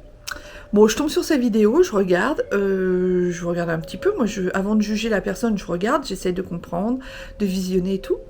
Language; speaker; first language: French; native; French